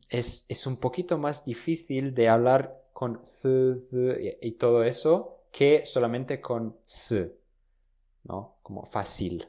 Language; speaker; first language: Spanish; non-native, fluent; Romanian